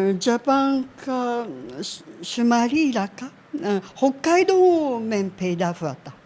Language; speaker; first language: Urdu; non-native, learner; Japanese